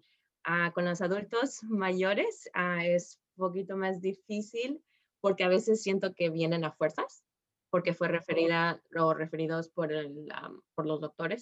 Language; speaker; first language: Spanish; early bilingual, heritage; Spanish